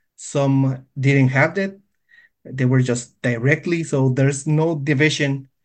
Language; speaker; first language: English; non-native, fluent; Spanish